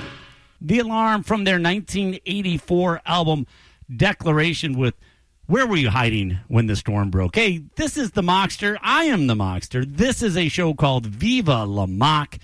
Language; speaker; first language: English; native; English